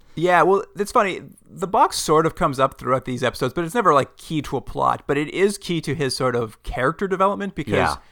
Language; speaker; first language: English; native; English